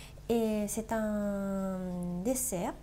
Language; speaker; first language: French; non-native, learner; Japanese